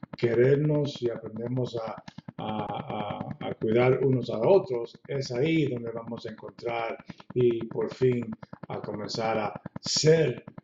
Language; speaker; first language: Spanish; non-native, fluent; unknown